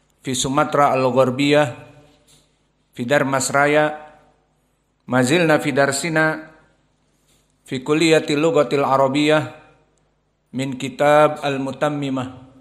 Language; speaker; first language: Arabic; non-native, fluent; Indonesian